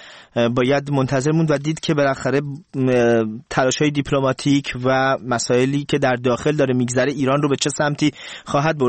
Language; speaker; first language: Persian; native; Persian